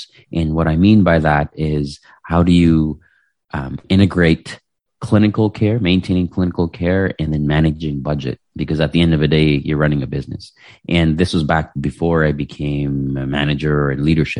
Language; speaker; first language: English; non-native, local second language; Filipino